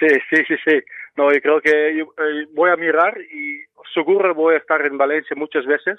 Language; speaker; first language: Spanish; non-native, fluent; Dutch